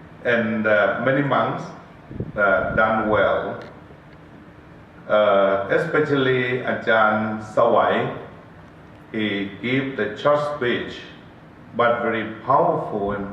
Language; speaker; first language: English; non-native, learner; Thai